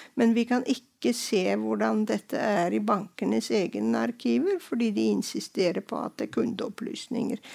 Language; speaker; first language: Norwegian; native; Norwegian